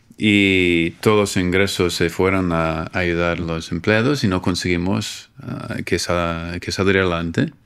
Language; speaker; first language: Spanish; non-native, fluent; English